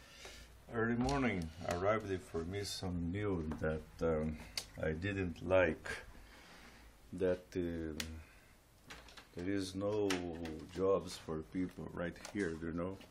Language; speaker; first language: English; non-native, learner; Portuguese